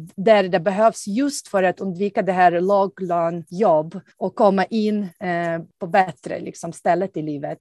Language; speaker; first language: Swedish; non-native, fluent; Ukrainian